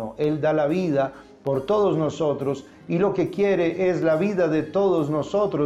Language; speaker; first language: Spanish; native; Spanish